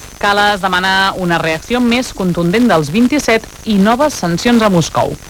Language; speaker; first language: Catalan; native; Catalan